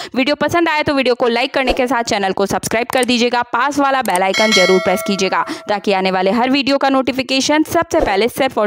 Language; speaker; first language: Hindi; native; Hindi